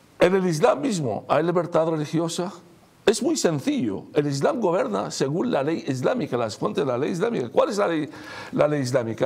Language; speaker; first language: Spanish; non-native, fluent; Arabic